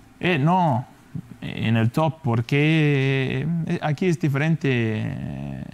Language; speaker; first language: Spanish; non-native, fluent; Danish